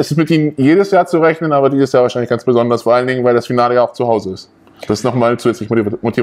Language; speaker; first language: German; native; German